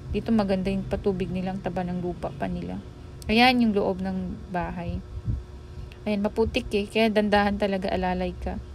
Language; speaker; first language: Filipino; non-native, local second language; Iloko